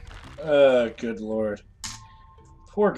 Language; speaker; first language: English; native; English